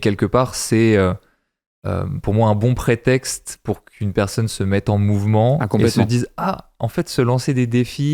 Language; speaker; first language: French; native; French